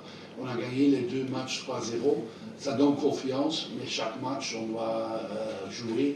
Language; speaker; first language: French; non-native, fluent; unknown